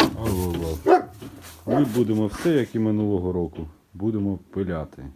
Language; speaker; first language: Ukrainian; non-native, local second language; Russian